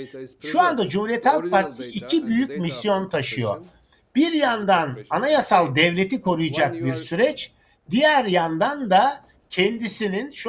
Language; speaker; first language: Turkish; native; Turkish